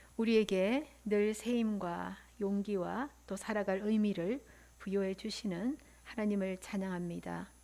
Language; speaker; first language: Korean; native; Korean